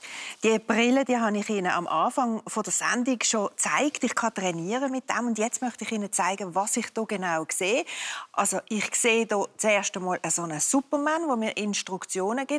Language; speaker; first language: German; native; German